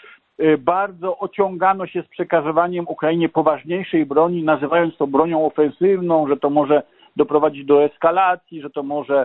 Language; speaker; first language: Polish; native; Polish